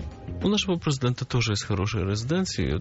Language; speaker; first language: Ukrainian; non-native, learner; Polish